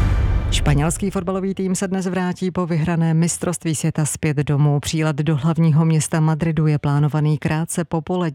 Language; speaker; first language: Czech; native; Czech